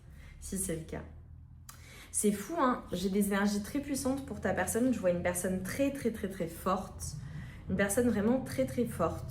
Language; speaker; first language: French; native; French